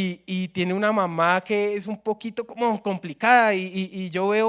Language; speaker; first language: Spanish; native; Spanish